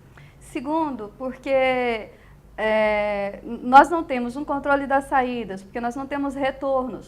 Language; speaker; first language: Portuguese; native; Portuguese